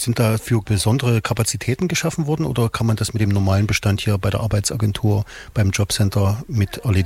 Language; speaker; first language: German; native; German